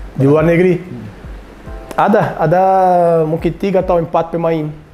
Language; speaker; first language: Indonesian; non-native, learner; Portuguese